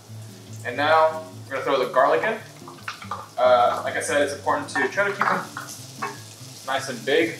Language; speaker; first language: English; native; English